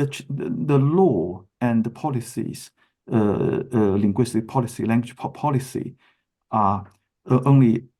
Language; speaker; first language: English; non-native, fluent; Chinese